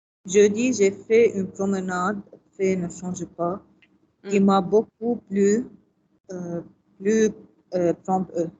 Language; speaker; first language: French; non-native, learner; Arabic